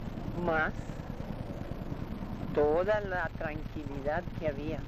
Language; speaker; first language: Spanish; early bilingual, other home language; Russian